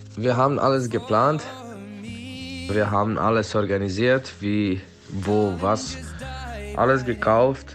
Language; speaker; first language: German; non-native, learner; Bosnian